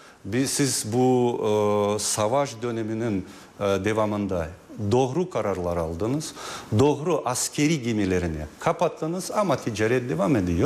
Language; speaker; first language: Turkish; non-native, fluent; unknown